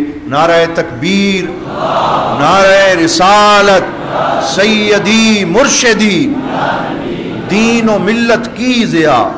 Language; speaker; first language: Urdu; native; Urdu